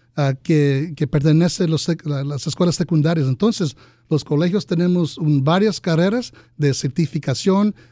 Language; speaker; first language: Spanish; early bilingual, heritage; Spanish